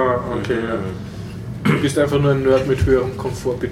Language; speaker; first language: German; native; German